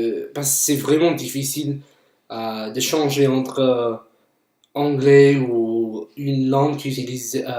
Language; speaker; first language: French; non-native, fluent; English